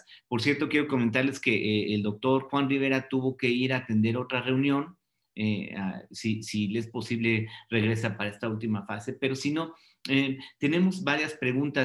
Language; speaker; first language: Spanish; native; Spanish